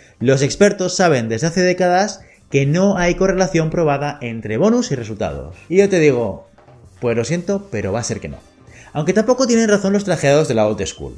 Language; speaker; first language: Spanish; native; Spanish